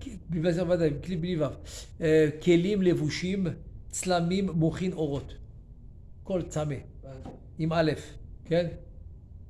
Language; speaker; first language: Hebrew; non-native, fluent; French